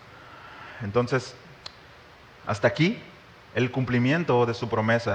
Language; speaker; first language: Spanish; native; Spanish